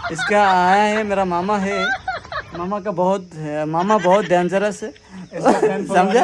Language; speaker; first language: Hindi; non-native, learner; Bangla